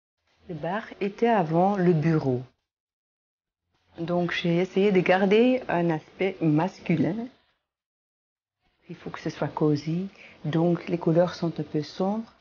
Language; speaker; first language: French; non-native, local second language; Dutch